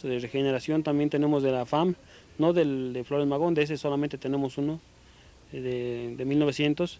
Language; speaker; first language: Spanish; native; Spanish